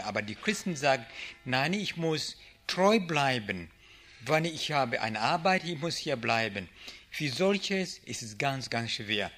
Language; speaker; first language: German; non-native, learner; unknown